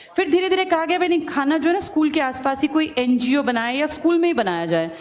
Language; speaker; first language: Hindi; native; Hindi